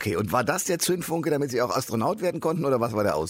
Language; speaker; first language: German; native; German